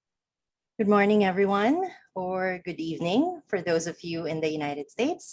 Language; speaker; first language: English; non-native, local second language; Filipino